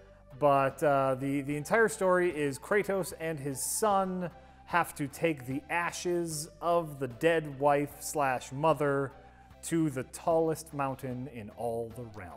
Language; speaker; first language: English; native; English